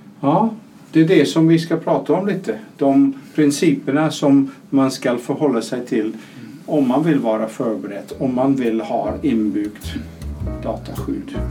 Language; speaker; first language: Swedish; non-native, fluent; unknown